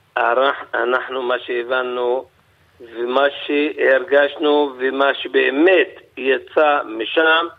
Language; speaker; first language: Hebrew; non-native, local second language; Arabic